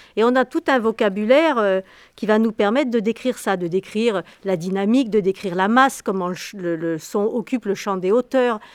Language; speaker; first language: French; native; French